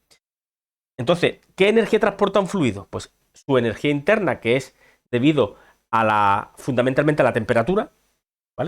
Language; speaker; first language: Spanish; native; Spanish